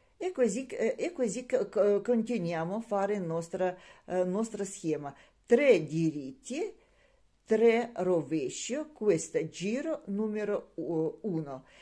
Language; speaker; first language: Italian; non-native, learner; Ukrainian